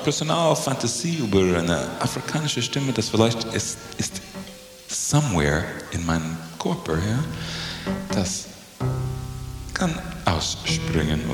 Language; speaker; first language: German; non-native, learner; English